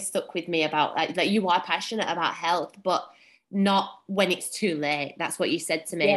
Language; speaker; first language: English; native; English